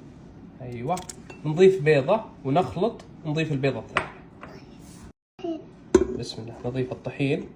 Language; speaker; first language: Arabic; native; Arabic